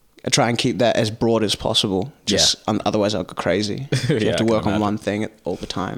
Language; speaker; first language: English; native; English